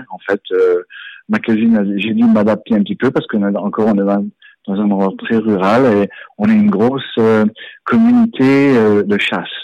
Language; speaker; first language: French; native; French